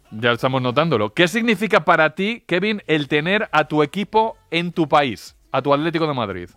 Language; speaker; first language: Spanish; native; Spanish